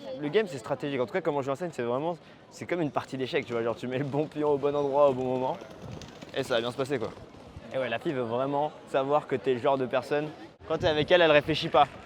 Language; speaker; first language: French; native; French